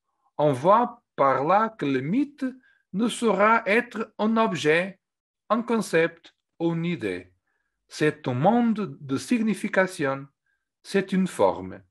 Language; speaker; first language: French; non-native, fluent; Portuguese